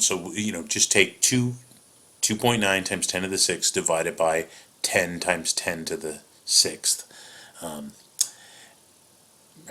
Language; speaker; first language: English; native; English